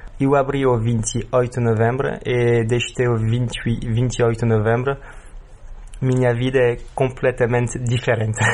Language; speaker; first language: Portuguese; early bilingual, heritage; French